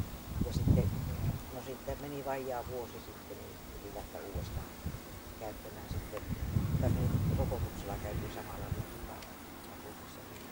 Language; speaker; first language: Finnish; native; Finnish